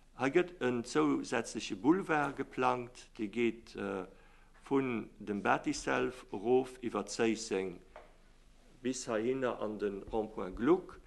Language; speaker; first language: Luxembourgish; native; Luxembourgish